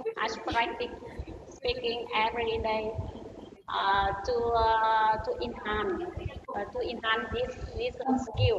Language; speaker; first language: English; non-native, learner; Vietnamese